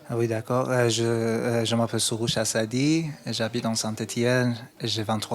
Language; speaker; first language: French; non-native, learner; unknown